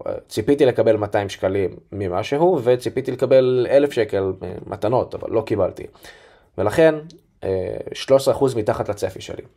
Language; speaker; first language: Hebrew; native; Hebrew